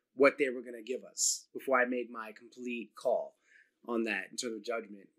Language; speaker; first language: English; native; English